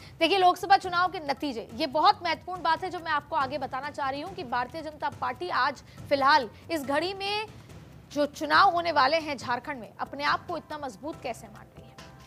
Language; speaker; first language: Hindi; native; Hindi